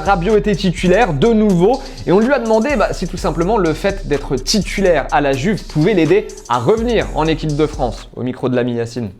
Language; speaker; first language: French; native; French